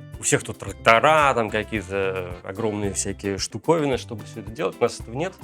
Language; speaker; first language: Russian; native; Russian